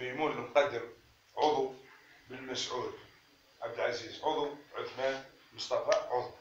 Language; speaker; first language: Arabic; native; Arabic